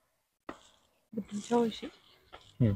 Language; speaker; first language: Japanese; non-native, learner; Georgian